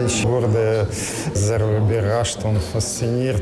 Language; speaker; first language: German; non-native, learner; Russian